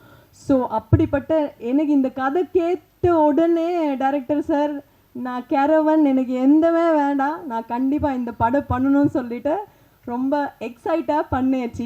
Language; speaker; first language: Tamil; non-native, fluent; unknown